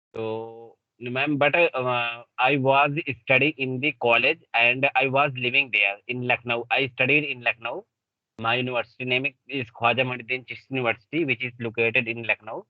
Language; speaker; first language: English; non-native, learner; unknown